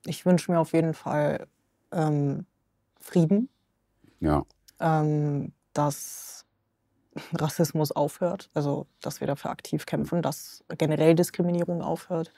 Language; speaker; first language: German; native; German